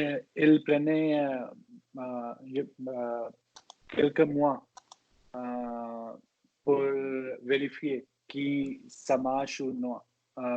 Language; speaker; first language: French; non-native, learner; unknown